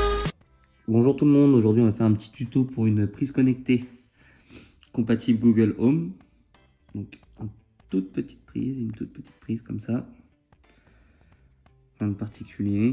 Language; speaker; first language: French; native; French